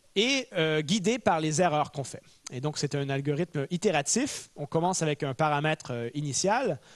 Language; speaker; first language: French; native; French